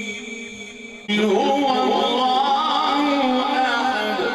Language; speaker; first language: Arabic; native; Arabic